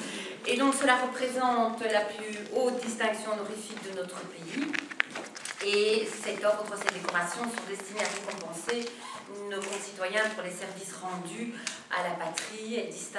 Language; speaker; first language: French; native; French